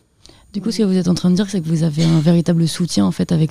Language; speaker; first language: French; native; French